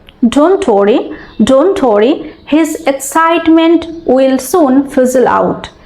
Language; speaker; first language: English; non-native, local second language; Bangla